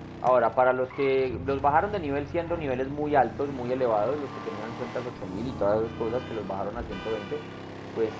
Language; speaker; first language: Spanish; native; Spanish